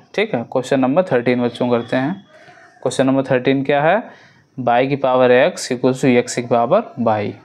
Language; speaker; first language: Hindi; native; Hindi